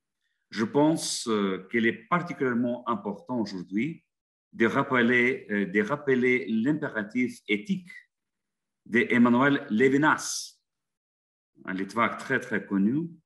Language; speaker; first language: French; non-native, fluent; Lithuanian